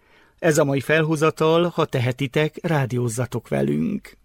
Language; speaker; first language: Hungarian; native; Hungarian